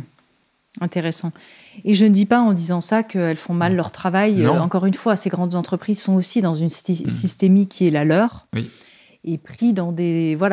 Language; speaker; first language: French; native; French